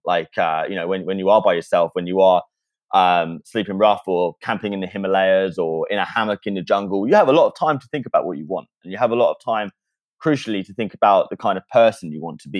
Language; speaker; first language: English; native; English